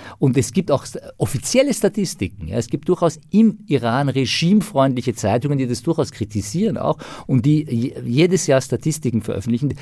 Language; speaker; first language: German; non-native, fluent; Persian